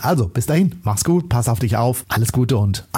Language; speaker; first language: German; native; German